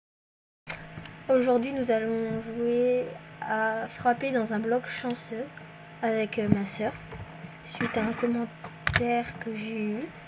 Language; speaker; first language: French; native; French